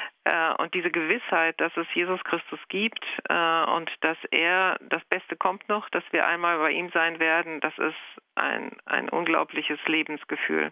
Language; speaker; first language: German; native; German